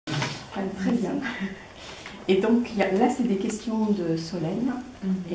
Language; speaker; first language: French; native; French